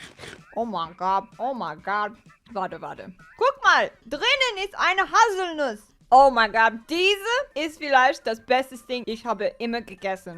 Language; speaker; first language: German; non-native, learner; English